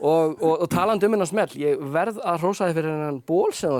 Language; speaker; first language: Icelandic; native; Icelandic